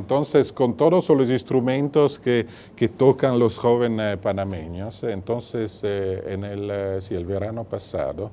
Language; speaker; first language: Spanish; non-native, fluent; Italian